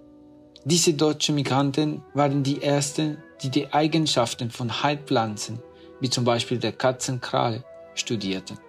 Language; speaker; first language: German; non-native, fluent; Spanish